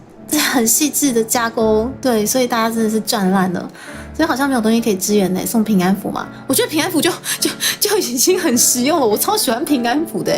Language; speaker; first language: Chinese; native; Chinese